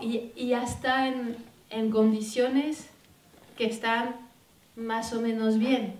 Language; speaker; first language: Spanish; non-native, fluent; French